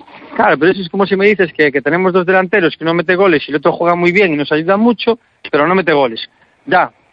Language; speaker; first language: Spanish; native; Spanish